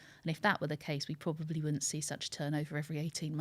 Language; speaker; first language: English; native; English